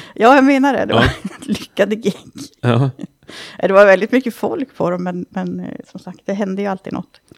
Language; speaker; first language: Swedish; native; Swedish